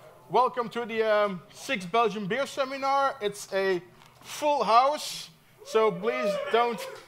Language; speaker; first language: English; non-native, fluent; Dutch